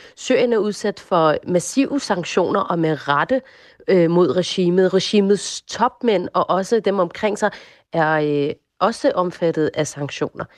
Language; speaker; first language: Danish; early bilingual, other home language; Arabic